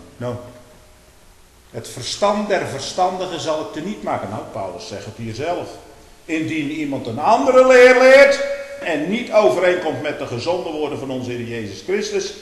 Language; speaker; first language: Dutch; native; Dutch